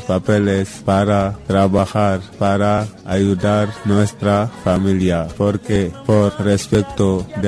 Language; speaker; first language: Spanish; non-native, learner; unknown